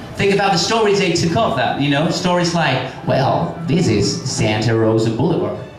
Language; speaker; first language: English; non-native, fluent; Spanish